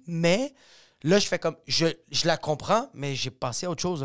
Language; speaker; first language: French; native; French